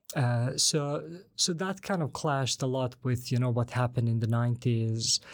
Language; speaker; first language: English; non-native, fluent; Bosnian